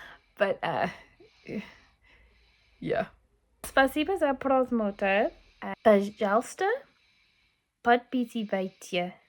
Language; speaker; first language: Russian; non-native, learner; English